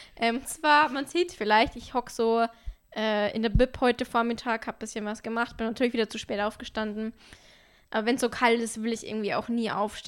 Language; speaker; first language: German; native; German